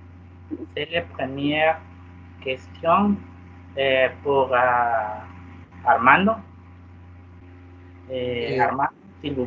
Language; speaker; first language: French; non-native, learner; Spanish